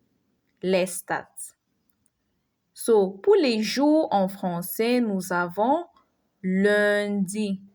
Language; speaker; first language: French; non-native, fluent; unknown